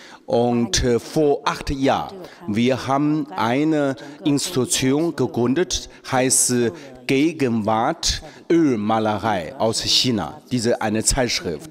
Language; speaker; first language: German; non-native, learner; Chinese